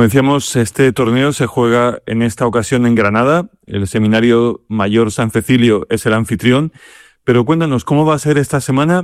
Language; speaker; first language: Spanish; native; Spanish